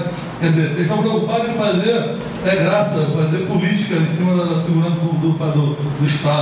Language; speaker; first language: Portuguese; native; Portuguese